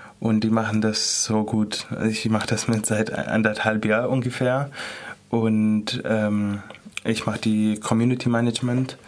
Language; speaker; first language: German; non-native, fluent; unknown